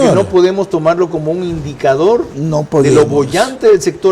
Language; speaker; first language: Spanish; native; Spanish